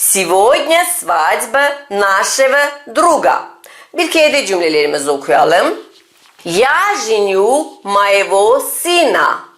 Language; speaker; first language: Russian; non-native, fluent; Turkish